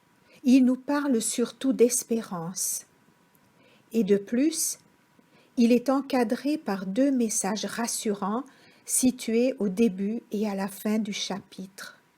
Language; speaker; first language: French; native; French